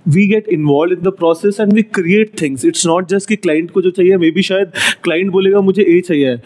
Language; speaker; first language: Hindi; native; Hindi